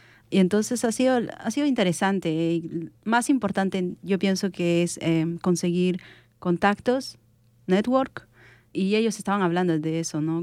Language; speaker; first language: Spanish; non-native, local second language; Quechua